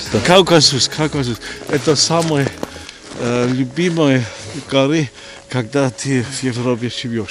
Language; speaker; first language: Russian; non-native, learner; German